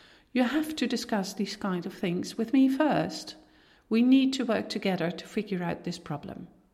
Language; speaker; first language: English; non-native, fluent; Dutch